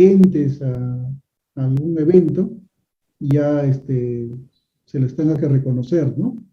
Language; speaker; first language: Spanish; native; Spanish